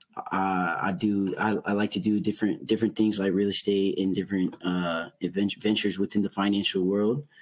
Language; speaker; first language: English; native; English